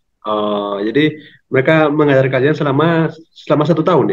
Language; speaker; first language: Indonesian; native; Indonesian